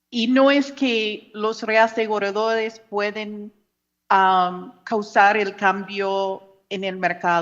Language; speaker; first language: Spanish; non-native, fluent; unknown